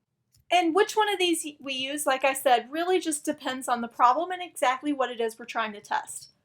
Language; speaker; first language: English; native; English